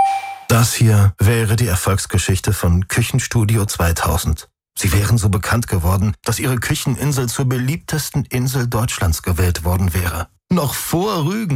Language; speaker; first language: German; native; German